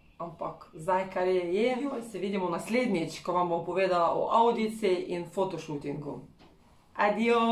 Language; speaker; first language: Slovenian; non-native, fluent; Ukrainian